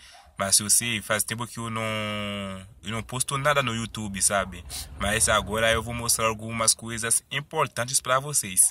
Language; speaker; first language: Portuguese; non-native, learner; Haitian Creole